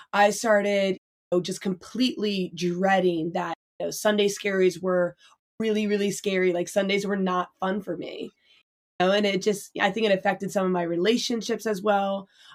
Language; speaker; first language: English; native; English